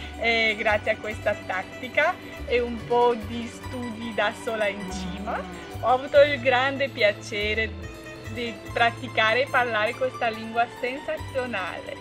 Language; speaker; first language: Italian; non-native, fluent; Russian